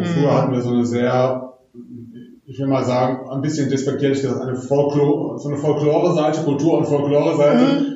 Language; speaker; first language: German; native; German